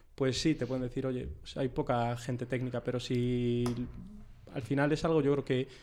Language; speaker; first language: Spanish; native; Spanish